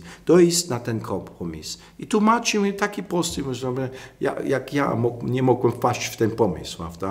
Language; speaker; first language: Polish; non-native, fluent; German